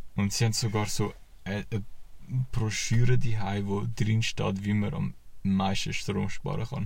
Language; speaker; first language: German; native; German